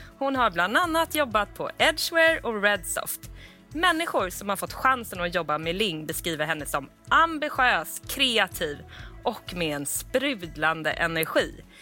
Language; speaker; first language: Swedish; native; Swedish